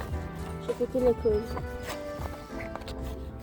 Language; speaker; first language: French; non-native, learner; Indonesian